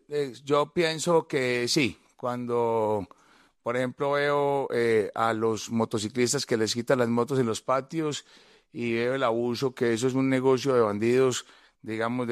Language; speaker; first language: Spanish; native; Spanish